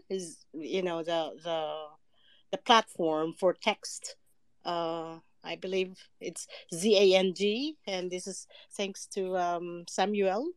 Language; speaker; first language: English; non-native, local second language; Filipino